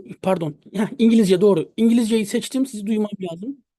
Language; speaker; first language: Turkish; native; Turkish